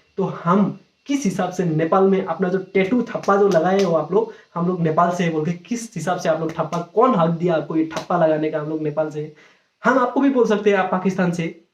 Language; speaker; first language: Hindi; non-native, local second language; Nepali